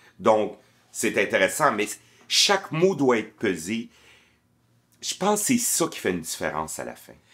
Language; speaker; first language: French; native; French